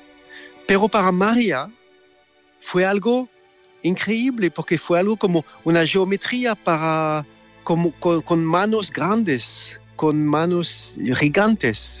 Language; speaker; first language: Spanish; non-native, fluent; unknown